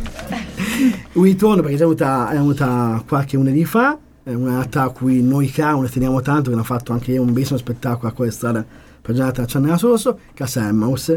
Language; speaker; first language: Italian; native; Italian